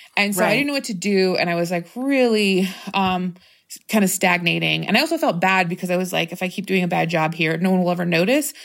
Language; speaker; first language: English; native; English